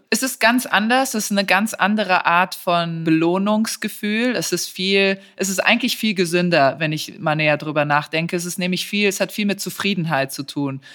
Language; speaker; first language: German; early bilingual, other home language; Serbian